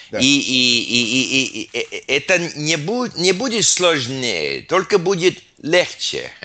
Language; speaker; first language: Russian; non-native, learner; English